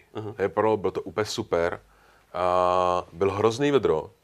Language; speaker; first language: Czech; native; Czech